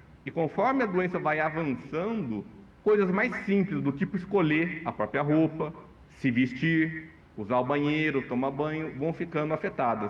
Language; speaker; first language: Portuguese; native; Portuguese